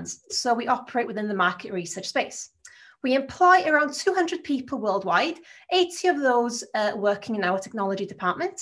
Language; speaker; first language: English; native; English